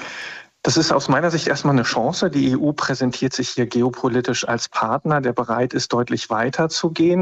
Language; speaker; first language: German; native; German